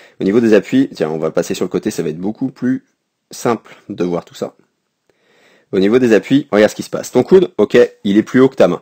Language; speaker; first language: French; native; French